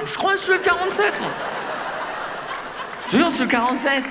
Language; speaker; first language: French; native; French